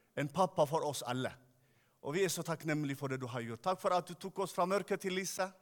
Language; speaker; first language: Norwegian; non-native, fluent; Tigrinya